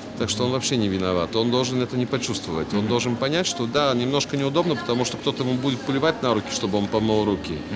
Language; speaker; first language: Russian; native; Russian